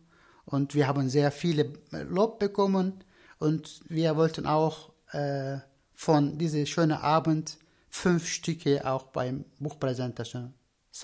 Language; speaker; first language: German; non-native, learner; Turkish